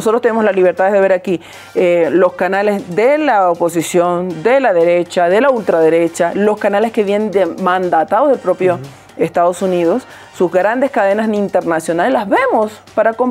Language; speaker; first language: Spanish; native; Spanish